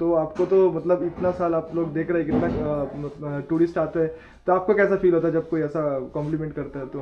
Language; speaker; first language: Hindi; non-native, local second language; Bangla